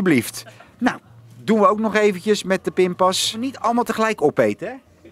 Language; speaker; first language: Dutch; native; Dutch